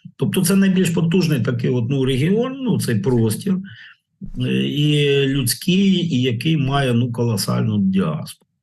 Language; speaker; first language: Ukrainian; native; Ukrainian